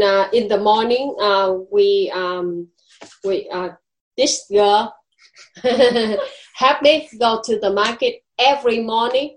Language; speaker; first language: English; non-native, learner; Vietnamese